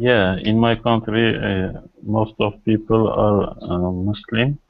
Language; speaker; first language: English; non-native, learner; Kurdish